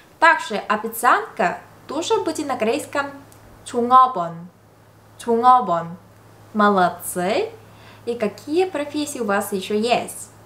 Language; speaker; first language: Russian; non-native, fluent; Korean